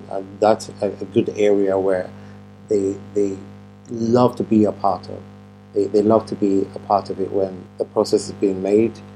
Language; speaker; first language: English; non-native, local second language; Yoruba